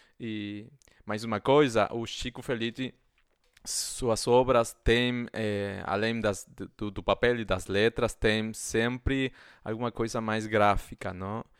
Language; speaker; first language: Portuguese; non-native, fluent; Spanish